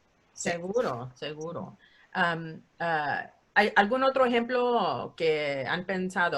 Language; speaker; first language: Spanish; early bilingual, heritage; Spanish